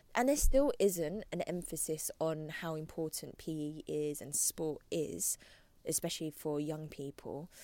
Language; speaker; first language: English; native; English